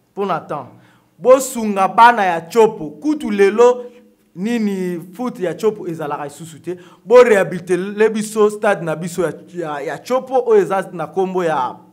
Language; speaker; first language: Lingala; native; Lingala